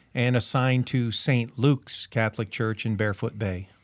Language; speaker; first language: English; native; English